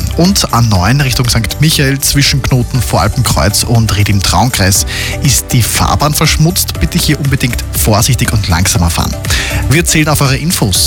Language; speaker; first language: German; native; German